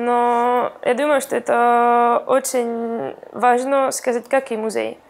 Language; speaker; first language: Russian; non-native, learner; Estonian